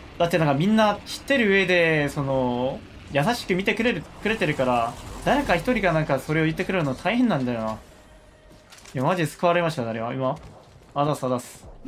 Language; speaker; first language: Japanese; non-native, fluent; Korean